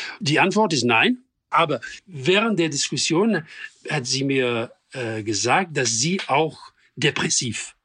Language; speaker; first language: German; non-native, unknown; English